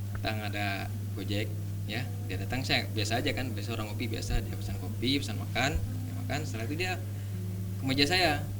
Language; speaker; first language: Indonesian; native; Indonesian